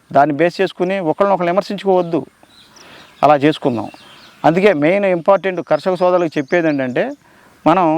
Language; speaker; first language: Telugu; native; Telugu